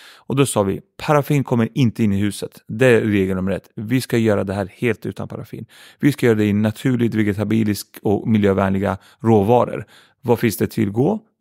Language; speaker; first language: Swedish; early bilingual, other home language; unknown